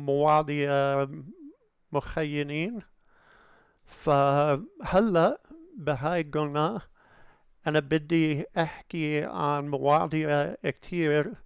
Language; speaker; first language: Arabic; non-native, learner; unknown